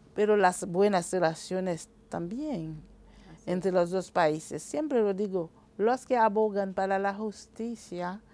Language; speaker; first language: Spanish; non-native, fluent; Haitian Creole